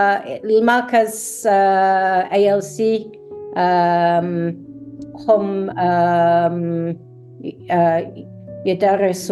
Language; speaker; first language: Arabic; non-native, learner; English